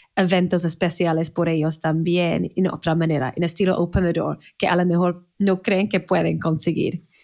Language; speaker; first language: Spanish; non-native, fluent; English